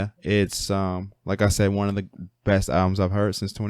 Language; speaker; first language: English; native; English